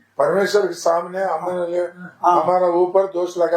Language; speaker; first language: Hindi; non-native, learner; Nepali